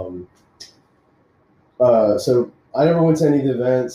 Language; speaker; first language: English; native; English